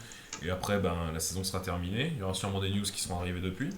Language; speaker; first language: French; native; French